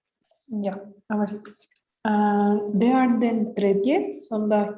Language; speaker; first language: Swedish; non-native, learner; Spanish